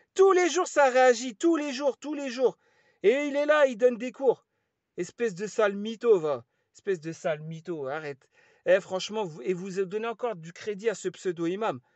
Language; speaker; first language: French; early bilingual, other home language; Lingala